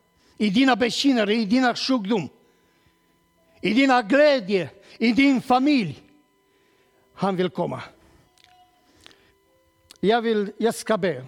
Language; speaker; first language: Swedish; non-native, learner; Romanian